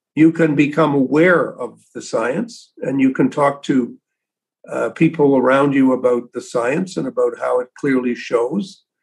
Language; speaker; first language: English; native; English